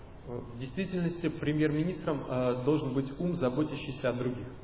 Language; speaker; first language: Russian; native; Russian